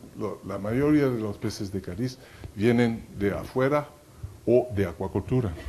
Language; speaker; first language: Spanish; non-native, fluent; French